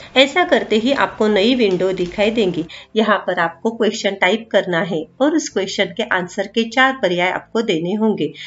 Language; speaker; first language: Hindi; non-native, local second language; Marathi